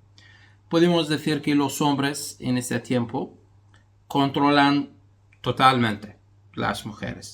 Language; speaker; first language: Spanish; non-native, fluent; Arabic